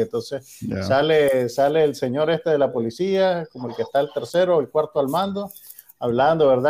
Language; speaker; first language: Spanish; native; Spanish